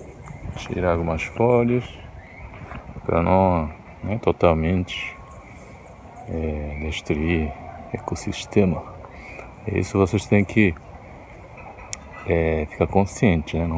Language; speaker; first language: Portuguese; non-native, fluent; Japanese